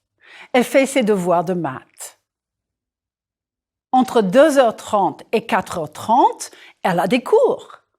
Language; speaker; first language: French; non-native, fluent; English